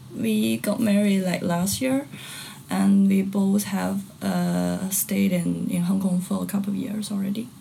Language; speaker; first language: English; non-native, fluent; Chinese